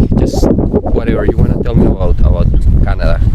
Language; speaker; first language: English; non-native, fluent; Spanish